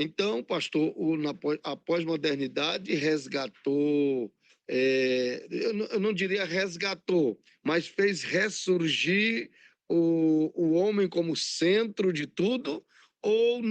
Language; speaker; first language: Portuguese; native; Portuguese